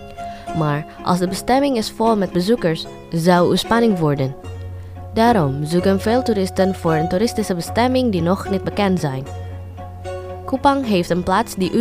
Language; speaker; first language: Dutch; non-native, fluent; Indonesian